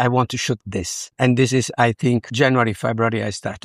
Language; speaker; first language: English; non-native, learner; Italian